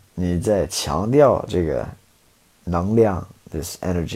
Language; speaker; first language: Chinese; non-native, fluent; English